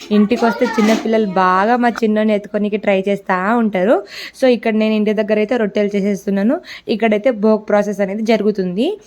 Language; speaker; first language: Telugu; non-native, local second language; Lambadi